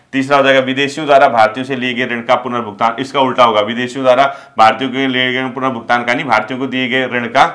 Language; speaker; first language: Hindi; native; Hindi